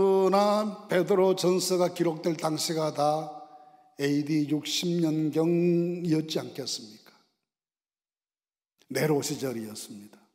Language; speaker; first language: Korean; native; Korean